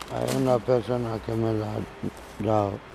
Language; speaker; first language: Spanish; non-native, learner; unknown